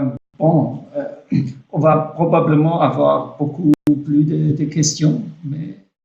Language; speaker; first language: French; non-native, fluent; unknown